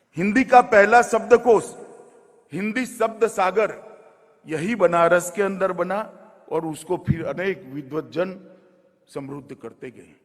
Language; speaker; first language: Hindi; non-native, local second language; Gujarati